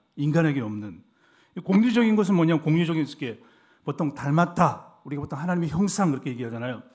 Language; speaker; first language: Korean; native; Korean